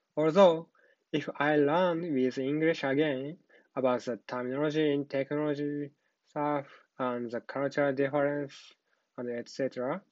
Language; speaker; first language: English; non-native, learner; Japanese